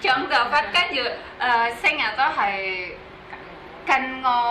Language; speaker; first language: Chinese; non-native, learner; Indonesian